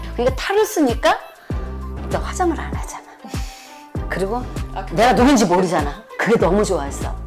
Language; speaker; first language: Korean; native; Korean